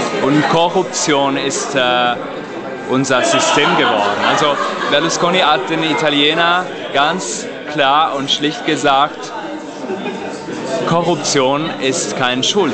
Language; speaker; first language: German; non-native, fluent; Italian